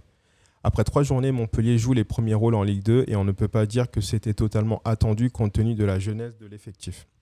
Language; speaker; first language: French; native; French